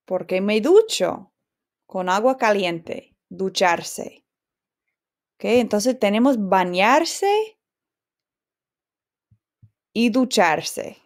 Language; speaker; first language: Spanish; non-native, fluent; English